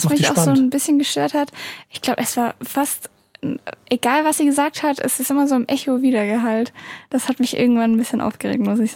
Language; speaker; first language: German; native; German